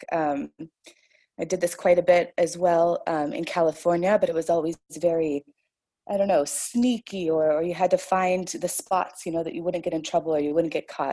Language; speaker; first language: English; native; English